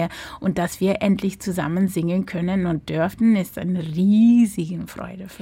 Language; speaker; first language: German; non-native, fluent; English